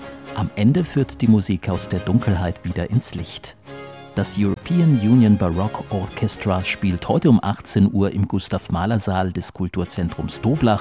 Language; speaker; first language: German; native; German